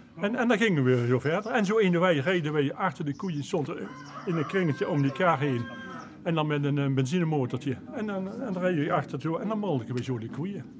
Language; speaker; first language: Dutch; native; Dutch